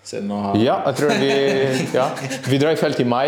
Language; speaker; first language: Norwegian; non-native, learner; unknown